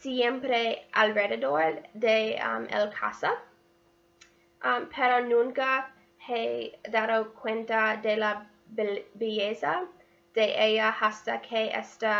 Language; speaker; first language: Spanish; non-native, learner; English